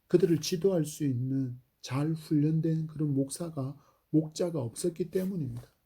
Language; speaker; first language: Korean; native; Korean